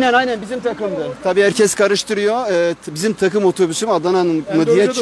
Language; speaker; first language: Turkish; native; Turkish